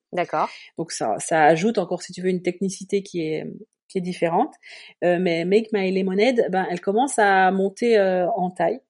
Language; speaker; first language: French; native; French